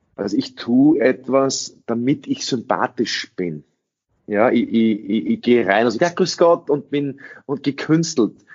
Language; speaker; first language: German; early bilingual, other home language; English